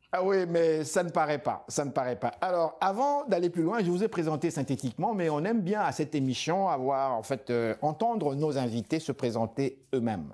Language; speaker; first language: French; non-native, local second language; Lingala